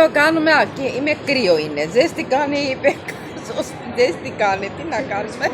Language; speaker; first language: Greek; non-native, learner; Armenian